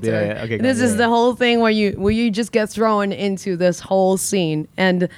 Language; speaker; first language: English; native; English